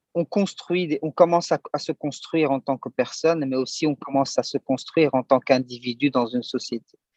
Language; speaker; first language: French; native; French